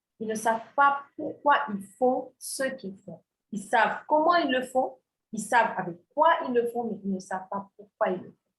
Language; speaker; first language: French; non-native, local second language; Wolof